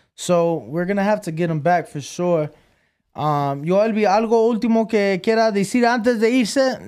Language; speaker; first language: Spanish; early bilingual, heritage; Spanish